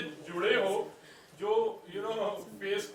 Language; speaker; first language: Hindi; native; Hindi